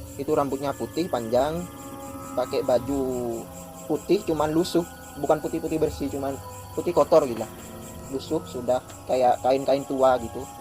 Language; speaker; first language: Indonesian; non-native, local second language; Madurese